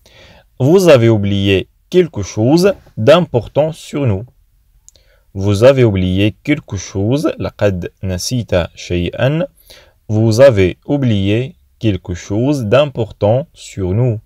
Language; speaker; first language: French; non-native, fluent; Arabic